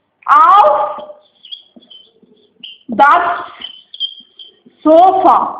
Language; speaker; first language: German; non-native, fluent; Arabic